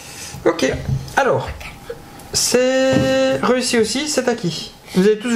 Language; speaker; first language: French; native; French